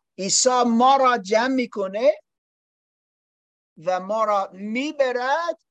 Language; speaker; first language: Persian; non-native, learner; English